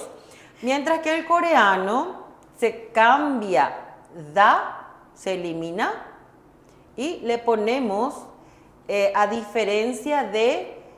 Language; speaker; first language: Spanish; non-native, fluent; Korean